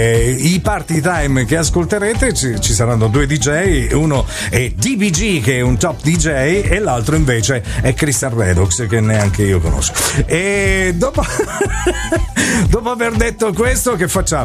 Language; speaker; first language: Italian; native; Italian